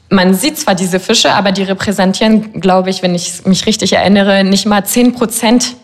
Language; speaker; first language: German; non-native, fluent; French